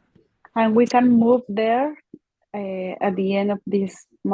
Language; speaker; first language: English; non-native, learner; Spanish